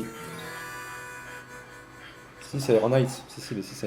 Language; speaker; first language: French; native; French